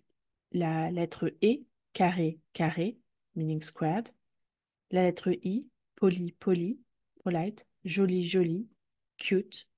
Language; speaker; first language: French; native; French